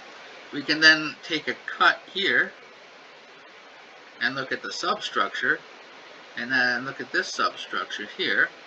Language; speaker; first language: English; native; English